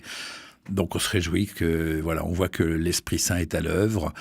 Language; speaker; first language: French; native; French